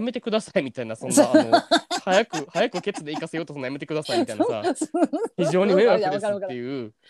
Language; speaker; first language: Japanese; native; Japanese